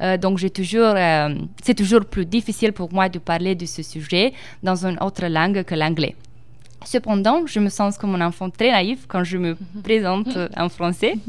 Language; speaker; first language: French; non-native, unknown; Romanian